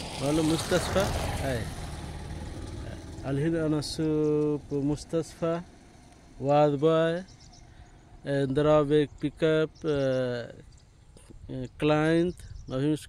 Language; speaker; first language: Arabic; non-native, learner; Hindi